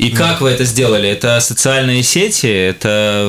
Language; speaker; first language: Russian; native; Russian